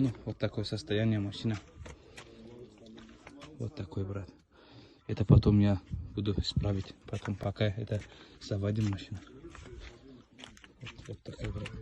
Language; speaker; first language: Russian; non-native, learner; Georgian